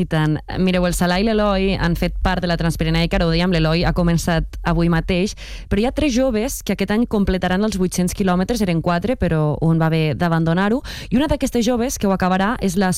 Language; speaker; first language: Catalan; native; Catalan